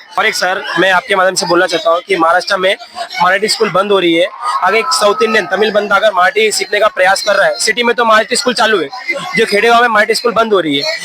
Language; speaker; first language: Hindi; non-native, local second language; Tamil